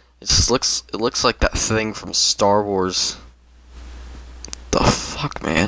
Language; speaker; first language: English; native; English